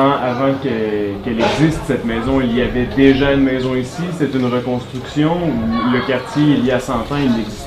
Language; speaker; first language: French; native; French